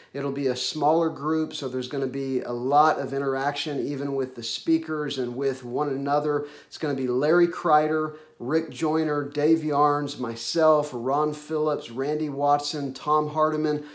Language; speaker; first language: English; native; English